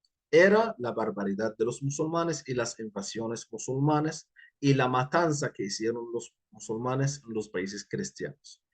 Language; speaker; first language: Spanish; non-native, fluent; Arabic